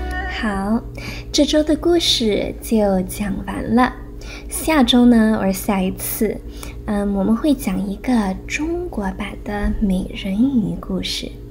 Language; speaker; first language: Chinese; early bilingual, heritage; Chinese